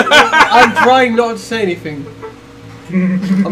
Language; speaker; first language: English; native; English